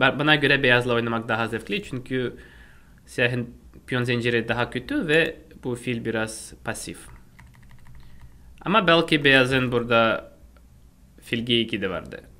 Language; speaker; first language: Turkish; non-native, fluent; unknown